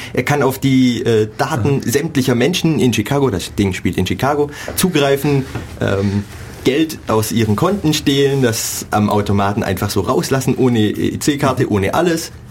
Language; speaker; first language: German; native; German